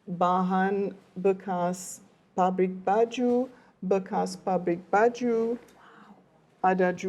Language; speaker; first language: Indonesian; non-native, learner; French